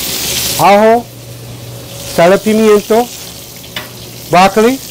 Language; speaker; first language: Spanish; non-native, learner; English